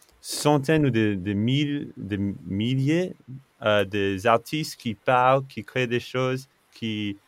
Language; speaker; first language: French; non-native, fluent; English